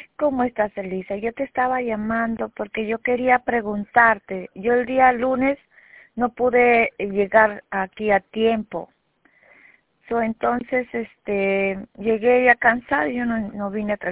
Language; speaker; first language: Spanish; native; Spanish